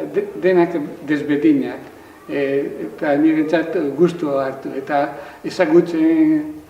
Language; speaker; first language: Basque; non-native, learner; Italian